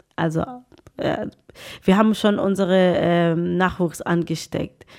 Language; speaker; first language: German; non-native, fluent; Tswana